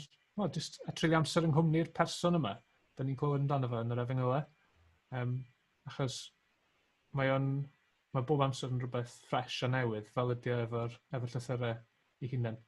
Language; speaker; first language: Welsh; native; Welsh